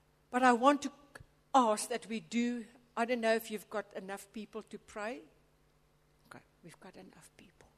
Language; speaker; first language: English; non-native, local second language; Afrikaans